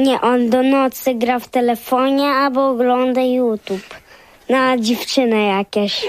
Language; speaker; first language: Polish; early bilingual, other home language; Ukrainian